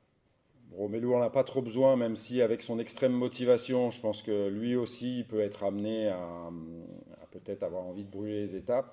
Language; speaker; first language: French; native; French